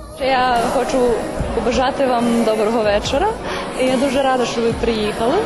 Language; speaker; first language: Ukrainian; non-native, local second language; Serbian